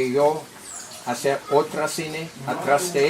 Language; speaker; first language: Spanish; non-native, learner; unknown